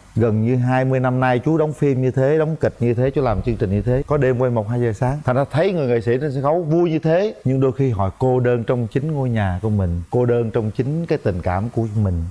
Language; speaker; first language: Vietnamese; native; Vietnamese